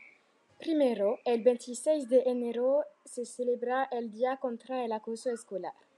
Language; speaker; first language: Spanish; non-native, learner; French